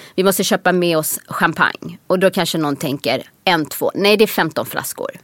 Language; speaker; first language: Swedish; native; Swedish